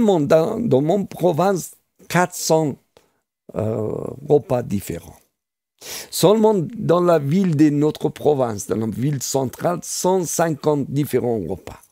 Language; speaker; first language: French; non-native, fluent; Persian